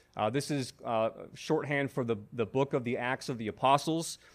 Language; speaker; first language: English; native; English